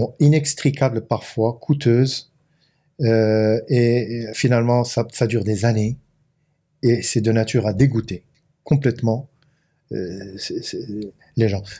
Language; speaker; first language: French; non-native, local second language; Arabic